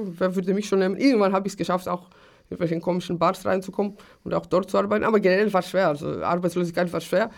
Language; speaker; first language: German; early bilingual, other home language; Greek